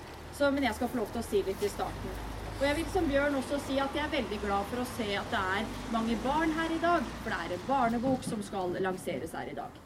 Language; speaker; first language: Norwegian; native; Norwegian